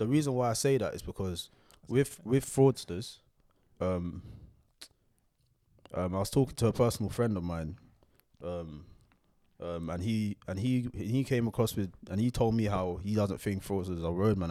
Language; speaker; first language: English; native; English